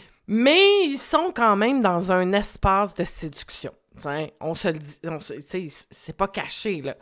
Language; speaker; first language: French; native; French